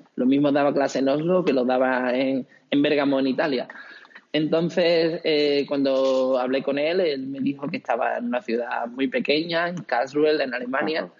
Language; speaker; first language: Spanish; native; Spanish